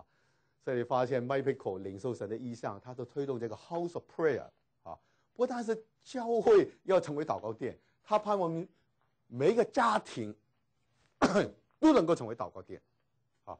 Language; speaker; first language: Chinese; native; Chinese